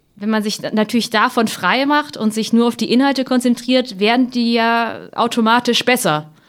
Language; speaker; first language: German; native; German